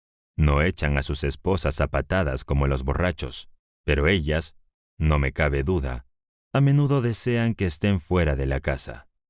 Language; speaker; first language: Spanish; native; Spanish